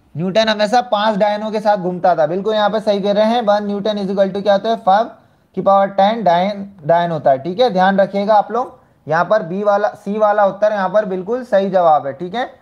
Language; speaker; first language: Hindi; native; Hindi